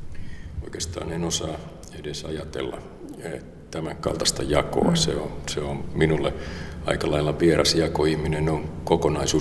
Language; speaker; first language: Finnish; native; Finnish